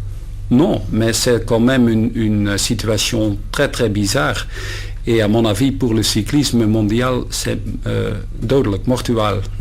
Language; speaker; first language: French; non-native, learner; Dutch